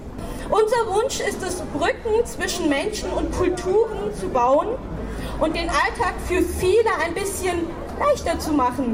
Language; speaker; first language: German; early bilingual, other home language; Turkish